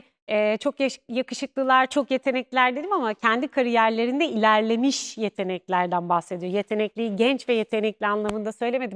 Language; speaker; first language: Turkish; native; Turkish